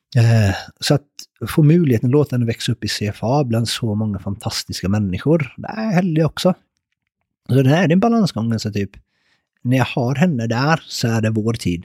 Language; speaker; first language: Swedish; early bilingual, other home language; Persian